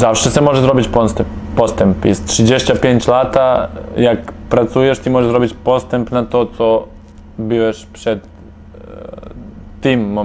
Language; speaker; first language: Polish; non-native, fluent; Serbian